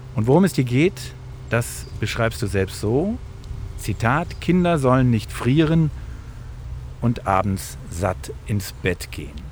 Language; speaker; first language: German; native; German